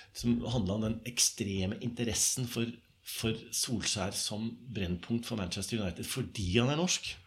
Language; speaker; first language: Norwegian; native; Norwegian